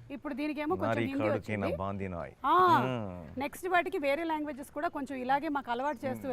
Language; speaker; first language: Telugu; native; Telugu